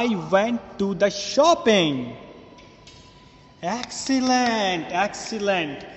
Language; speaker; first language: English; non-native, fluent; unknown